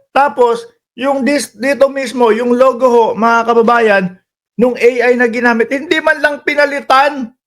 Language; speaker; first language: Filipino; native; Filipino